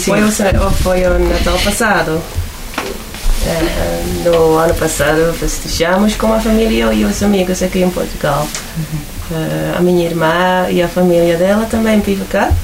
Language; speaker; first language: Portuguese; non-native, fluent; Dutch